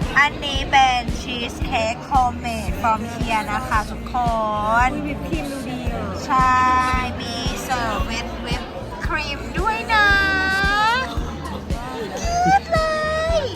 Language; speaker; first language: Thai; native; Thai